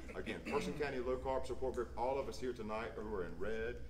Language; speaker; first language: English; native; English